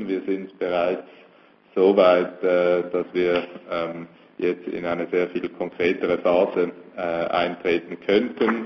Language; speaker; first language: German; native; German